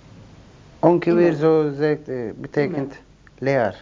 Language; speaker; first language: Dutch; non-native, learner; Turkish